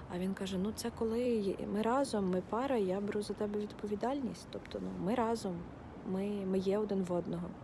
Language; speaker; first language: Ukrainian; non-native, local second language; Russian